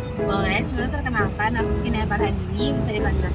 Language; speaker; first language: Indonesian; non-native, local second language; Minangkabau